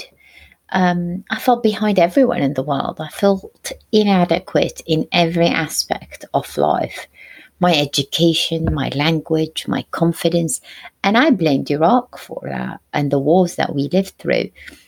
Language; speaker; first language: English; non-native, fluent; Arabic